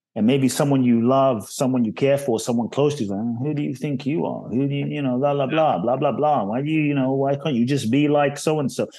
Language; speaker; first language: English; native; English